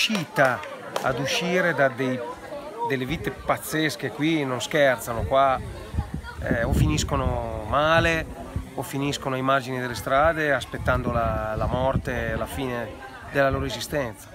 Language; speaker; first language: Italian; native; Italian